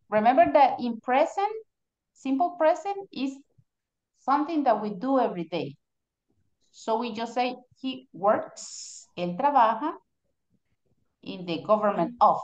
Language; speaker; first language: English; non-native, fluent; Spanish